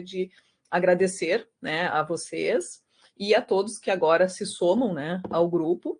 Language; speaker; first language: Portuguese; native; Portuguese